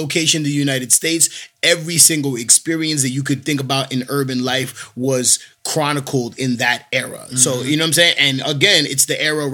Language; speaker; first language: English; native; English